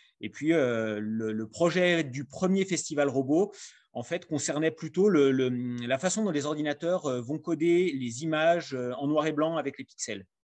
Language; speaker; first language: French; native; French